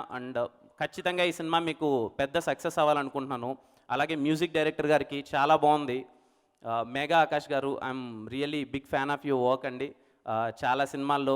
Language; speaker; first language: Telugu; native; Telugu